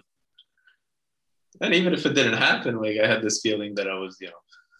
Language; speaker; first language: English; early bilingual, other home language; Hebrew